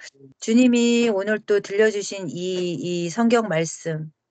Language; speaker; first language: Korean; native; Korean